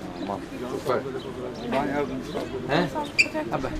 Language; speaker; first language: Turkish; non-native, learner; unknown